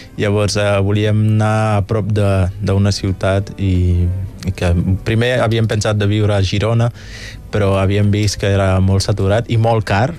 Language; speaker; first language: Catalan; non-native, fluent; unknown